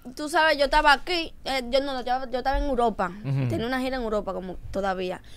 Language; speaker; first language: Spanish; native; Spanish